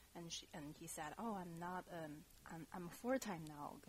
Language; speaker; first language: English; non-native, fluent; Chinese